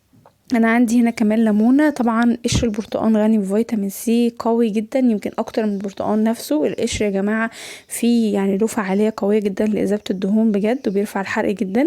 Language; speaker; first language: Arabic; native; Arabic